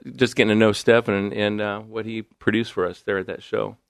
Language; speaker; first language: English; native; English